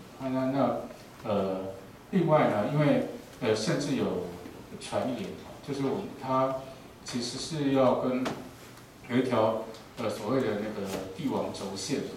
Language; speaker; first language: Chinese; native; Chinese